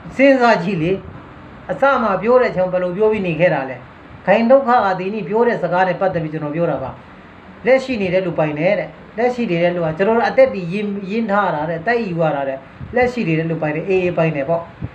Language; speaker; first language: Burmese; non-native, local second language; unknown